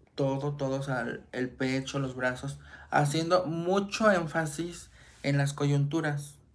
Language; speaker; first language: Spanish; native; Spanish